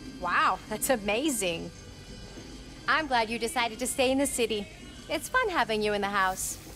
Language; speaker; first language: English; early bilingual, other home language; Spanish